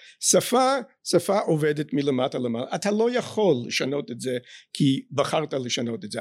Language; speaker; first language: Hebrew; non-native, fluent; English